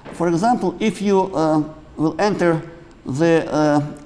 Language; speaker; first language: English; non-native, fluent; Ukrainian